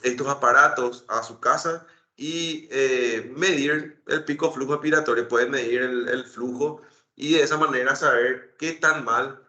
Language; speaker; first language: Spanish; native; Spanish